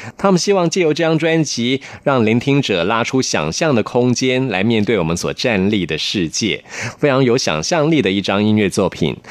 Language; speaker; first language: Chinese; native; Chinese